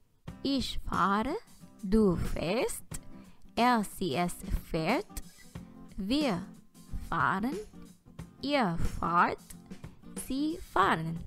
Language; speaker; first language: German; non-native, fluent; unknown